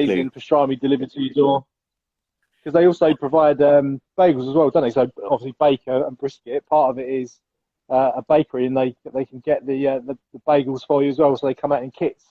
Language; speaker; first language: English; native; English